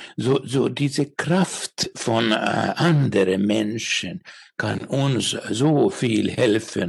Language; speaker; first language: German; non-native, learner; Finnish